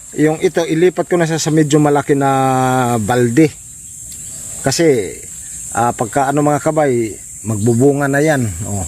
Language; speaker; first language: Filipino; non-native, local second language; Cebuano